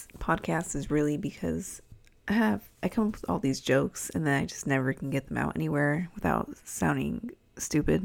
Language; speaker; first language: English; native; English